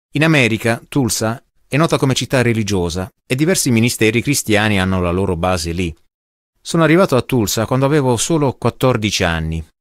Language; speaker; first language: Italian; non-native, fluent; English